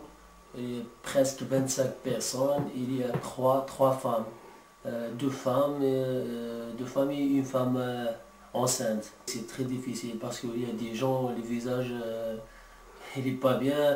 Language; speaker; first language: French; non-native, learner; Arabic